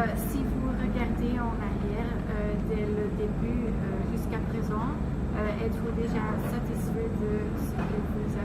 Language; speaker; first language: French; non-native, learner; Dutch